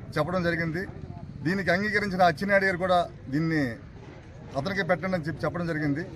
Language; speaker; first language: Telugu; native; Telugu